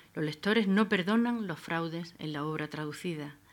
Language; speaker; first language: Spanish; native; Spanish